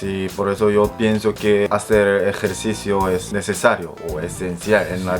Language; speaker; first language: Spanish; non-native, fluent; Korean